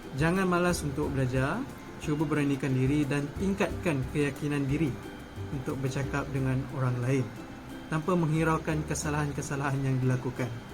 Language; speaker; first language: Malay; native; Malay